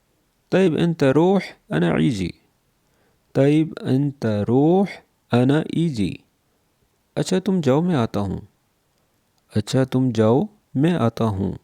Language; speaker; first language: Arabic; non-native, learner; Urdu